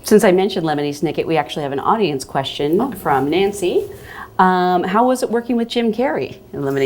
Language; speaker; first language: English; native; English